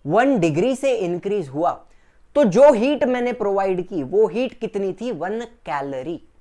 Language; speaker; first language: Hindi; non-native, local second language; Gujarati